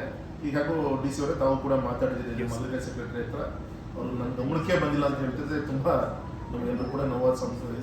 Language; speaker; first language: Kannada; native; Kannada